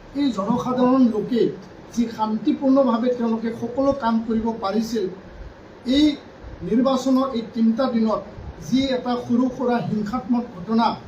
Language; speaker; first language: Assamese; non-native, local second language; Bodo